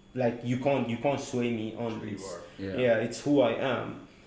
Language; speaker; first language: English; non-native, fluent; Morisyen